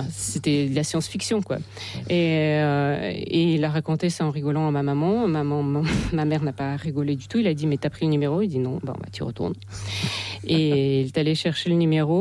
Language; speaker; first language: French; non-native, fluent; Russian